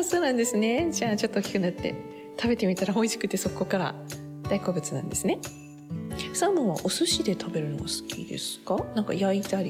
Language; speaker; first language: Japanese; native; Japanese